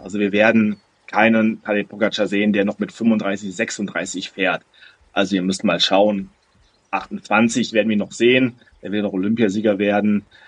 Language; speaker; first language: German; native; German